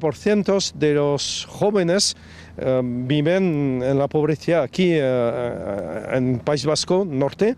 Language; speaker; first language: Spanish; non-native, fluent; French